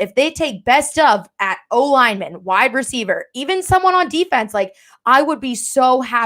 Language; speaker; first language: English; native; English